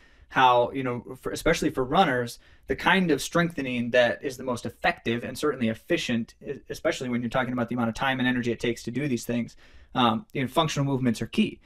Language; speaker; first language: English; native; English